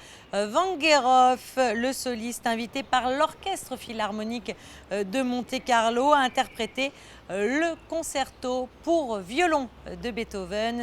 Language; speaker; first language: French; native; French